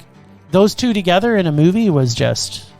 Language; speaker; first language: English; native; English